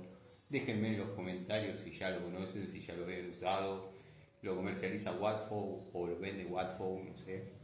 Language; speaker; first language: Spanish; native; Spanish